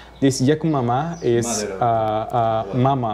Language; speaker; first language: English; non-native, learner; Spanish